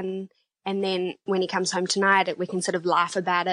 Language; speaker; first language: English; native; English